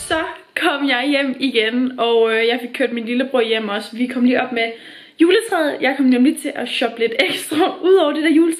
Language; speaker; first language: Danish; native; Danish